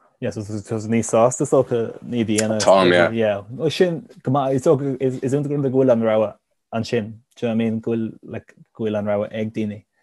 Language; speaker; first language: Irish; native; Irish